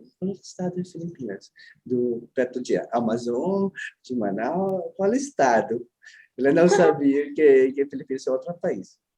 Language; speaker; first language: Portuguese; non-native, learner; Filipino